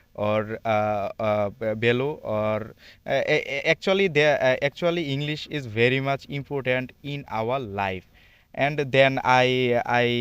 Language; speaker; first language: English; non-native, learner; Bangla